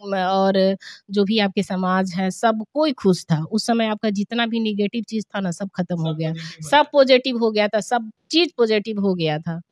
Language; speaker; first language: Hindi; native; Hindi